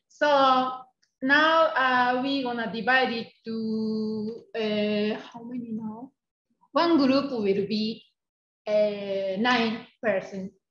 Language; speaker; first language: English; non-native, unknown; Japanese